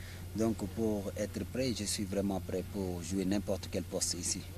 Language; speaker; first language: French; non-native, fluent; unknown